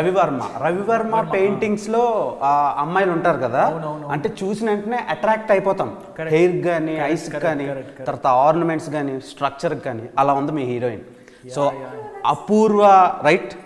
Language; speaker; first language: Telugu; native; Telugu